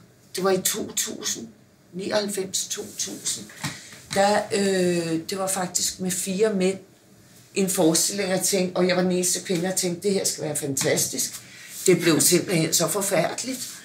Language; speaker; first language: Danish; native; Danish